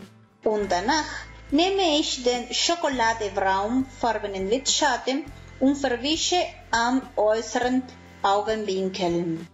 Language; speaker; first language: German; non-native, fluent; Spanish